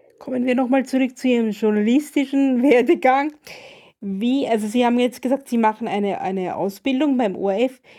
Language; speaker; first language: German; native; German